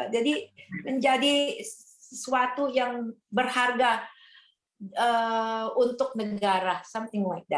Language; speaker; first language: Indonesian; non-native, fluent; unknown